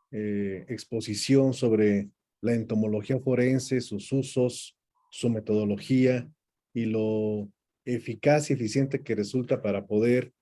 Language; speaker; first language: Spanish; native; Spanish